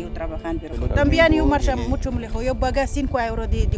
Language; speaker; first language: Spanish; non-native, learner; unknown